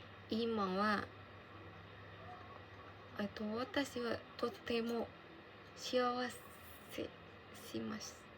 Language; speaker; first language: Japanese; non-native, learner; Indonesian